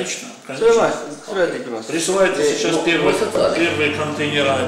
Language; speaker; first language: Russian; native; Russian